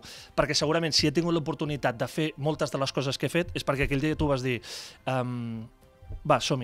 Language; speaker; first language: Catalan; native; Catalan